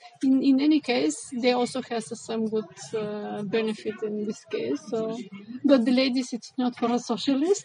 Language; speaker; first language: English; non-native, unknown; Bulgarian